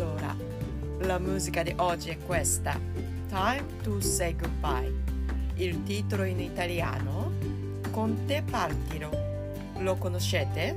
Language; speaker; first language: Italian; non-native, fluent; Japanese